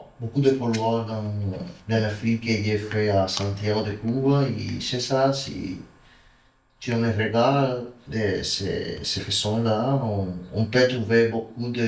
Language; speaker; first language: French; non-native, learner; Spanish